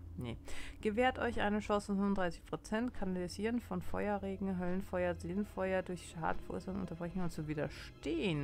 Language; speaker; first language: German; native; German